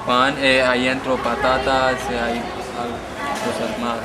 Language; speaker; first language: Spanish; non-native, learner; Punjabi